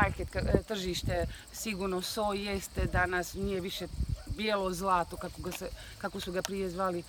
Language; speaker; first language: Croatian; non-native, fluent; German